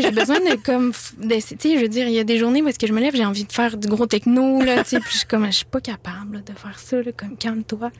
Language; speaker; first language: French; native; French